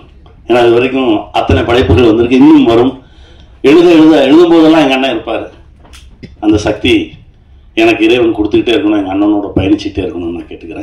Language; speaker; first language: Tamil; native; Tamil